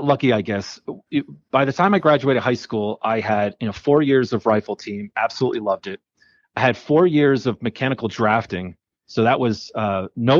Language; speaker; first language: English; native; English